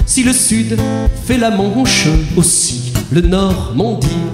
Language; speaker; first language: French; native; French